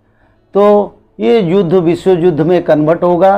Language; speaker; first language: Hindi; non-native, local second language; Odia